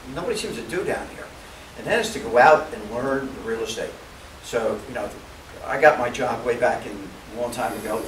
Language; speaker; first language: English; native; English